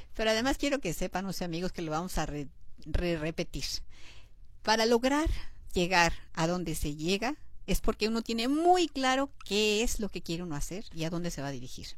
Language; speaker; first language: Spanish; native; Spanish